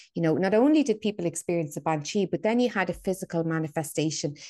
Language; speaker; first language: English; native; English